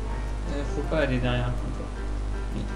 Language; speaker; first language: French; native; French